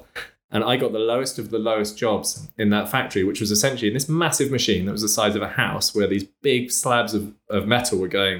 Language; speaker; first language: English; native; English